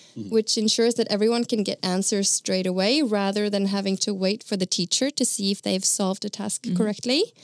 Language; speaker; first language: English; non-native, fluent; Norwegian